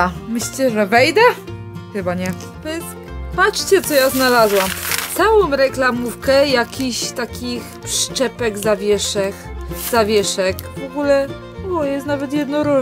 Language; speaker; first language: Polish; native; Polish